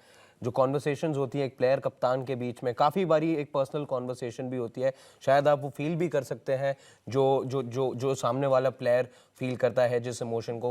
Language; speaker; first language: Hindi; native; Hindi